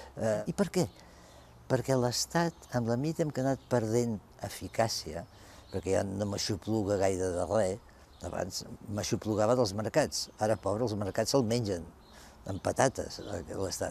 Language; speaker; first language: Catalan; native; Catalan